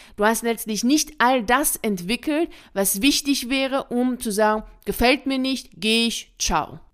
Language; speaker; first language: German; early bilingual, other home language; Persian